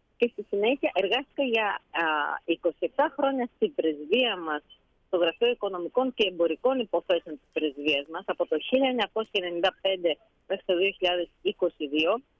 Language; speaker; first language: Greek; native; Greek